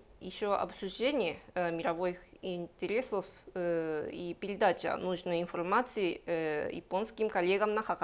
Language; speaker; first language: Russian; non-native, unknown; Japanese